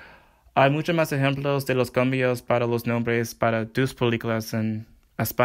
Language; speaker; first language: Spanish; non-native, learner; English